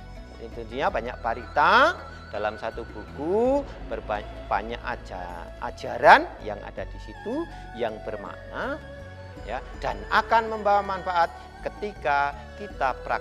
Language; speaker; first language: Indonesian; native; Indonesian